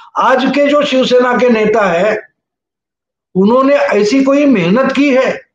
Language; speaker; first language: Hindi; non-native, local second language; Marathi